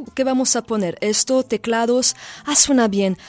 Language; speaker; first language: Spanish; non-native, fluent; French